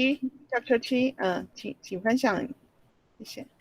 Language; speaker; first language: Chinese; native; Chinese